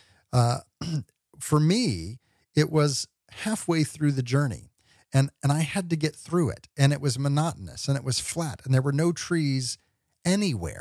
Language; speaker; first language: English; native; English